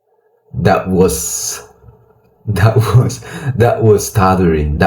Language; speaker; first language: English; non-native, learner; Indonesian